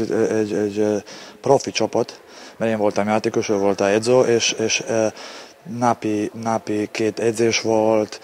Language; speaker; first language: Hungarian; non-native, learner; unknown